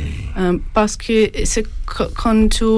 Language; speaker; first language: French; non-native, fluent; Portuguese